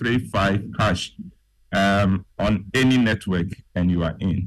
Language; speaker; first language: English; non-native, local second language; Akan